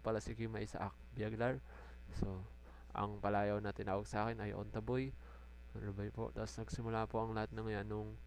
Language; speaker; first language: Filipino; non-native, local second language; Bikol